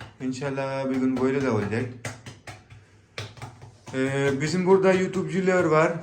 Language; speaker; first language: Turkish; non-native, learner; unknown